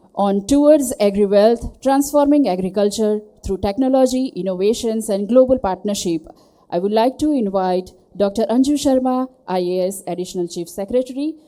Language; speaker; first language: English; non-native, local second language; Gujarati